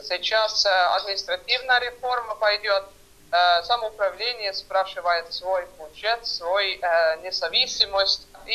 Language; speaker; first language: Russian; non-native, fluent; Estonian